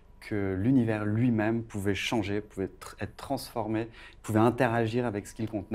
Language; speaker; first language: French; native; French